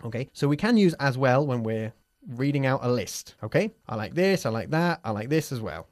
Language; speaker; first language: English; native; English